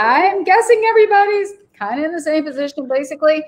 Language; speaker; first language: English; native; English